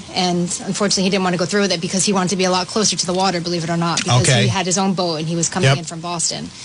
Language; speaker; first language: English; native; English